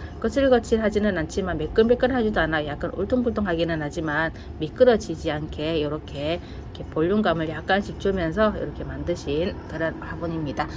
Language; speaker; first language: Korean; native; Korean